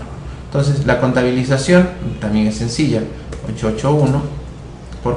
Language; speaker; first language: Spanish; native; Spanish